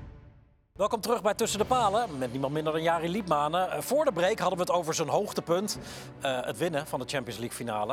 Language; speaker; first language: Dutch; native; Dutch